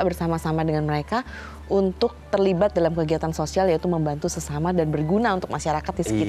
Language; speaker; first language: Indonesian; native; Indonesian